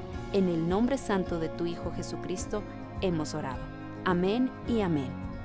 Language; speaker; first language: Spanish; native; Spanish